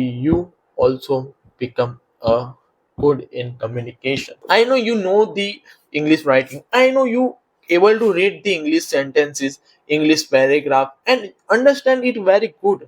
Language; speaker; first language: English; non-native, learner; Hindi